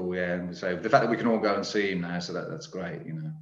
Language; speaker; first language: English; native; English